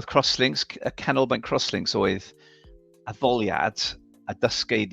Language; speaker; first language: Welsh; non-native, fluent; English